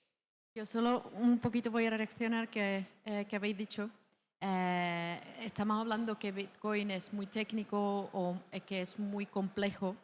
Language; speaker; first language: Spanish; non-native, fluent; Czech